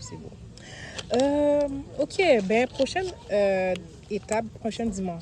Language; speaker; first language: French; native; French